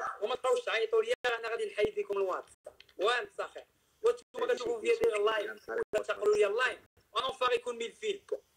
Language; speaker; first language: Italian; non-native, learner; Arabic